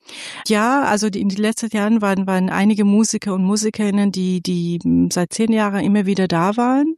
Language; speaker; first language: German; non-native, fluent; Persian